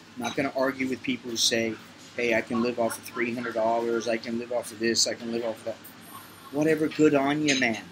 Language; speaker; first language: English; native; English